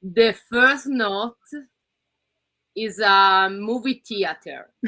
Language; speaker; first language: English; non-native, learner; Italian